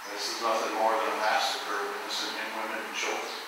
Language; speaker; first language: English; native; English